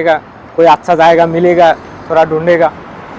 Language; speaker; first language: Hindi; non-native, learner; Bangla